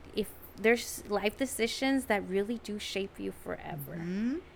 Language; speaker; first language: English; early bilingual, other home language; Spanish